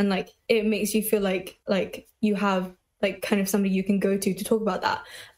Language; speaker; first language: English; native; English